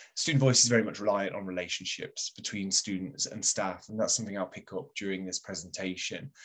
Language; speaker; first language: English; native; English